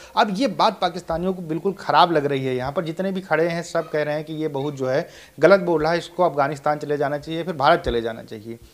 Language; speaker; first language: Hindi; native; Hindi